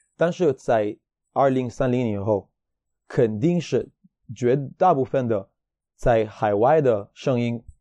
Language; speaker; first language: Chinese; non-native, fluent; Hebrew